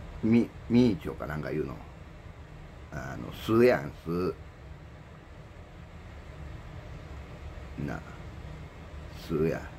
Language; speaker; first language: Japanese; native; Japanese